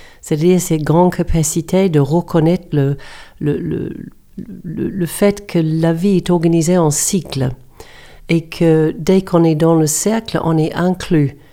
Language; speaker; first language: French; non-native, fluent; English